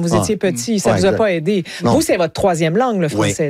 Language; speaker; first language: French; native; French